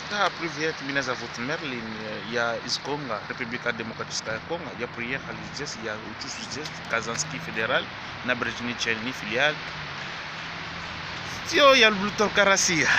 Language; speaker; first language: Russian; non-native, learner; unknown